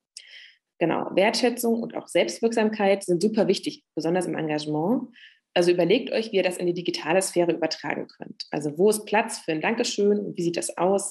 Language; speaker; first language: German; native; German